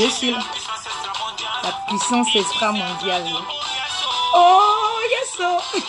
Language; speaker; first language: French; non-native, local second language; Ewe